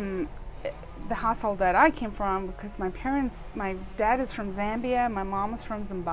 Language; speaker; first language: English; native; English